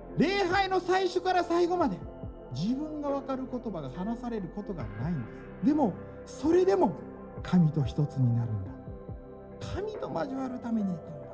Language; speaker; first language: Japanese; native; Japanese